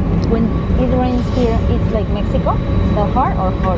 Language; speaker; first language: English; non-native, fluent; Spanish